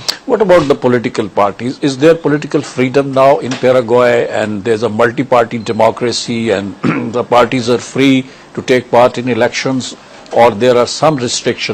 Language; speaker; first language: English; non-native, local second language; Urdu